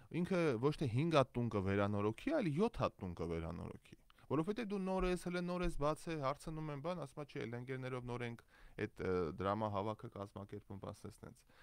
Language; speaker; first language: Armenian; native; Armenian